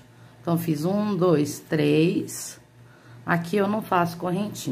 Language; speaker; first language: Portuguese; native; Portuguese